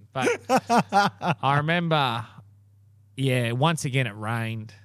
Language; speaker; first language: English; native; English